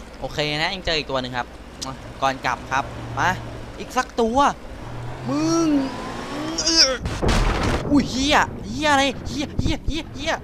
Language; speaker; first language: Thai; native; Thai